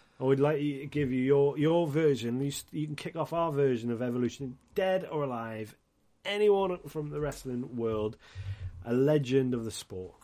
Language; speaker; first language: English; native; English